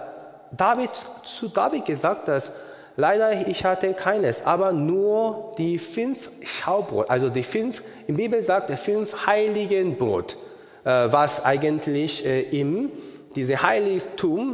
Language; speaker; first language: German; non-native, learner; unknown